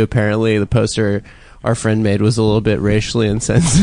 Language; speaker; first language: English; native; English